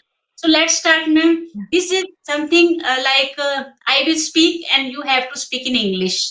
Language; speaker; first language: English; non-native, local second language; Hindi